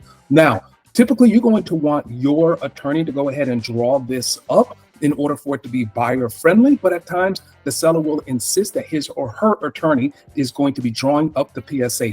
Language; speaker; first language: English; native; English